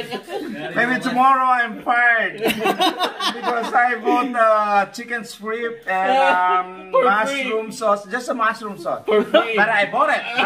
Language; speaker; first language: English; non-native, local second language; Filipino